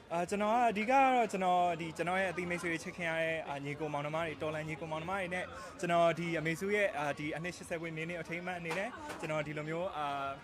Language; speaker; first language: Burmese; native; Burmese